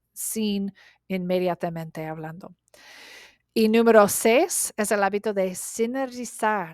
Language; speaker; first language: Spanish; non-native, learner; English